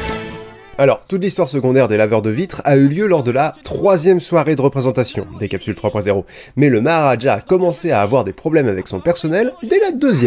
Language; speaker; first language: French; native; French